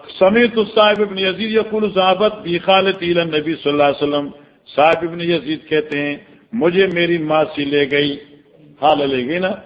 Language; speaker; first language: Urdu; non-native, local second language; Northern Hindko